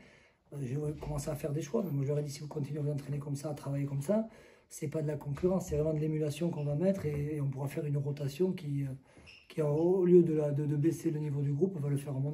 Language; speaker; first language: French; native; French